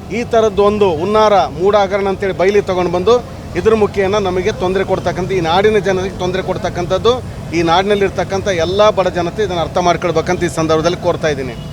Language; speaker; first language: Kannada; native; Kannada